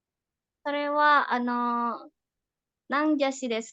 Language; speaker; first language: Japanese; non-native, learner; Indonesian